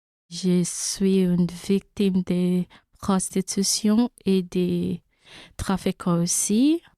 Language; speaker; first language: French; non-native, learner; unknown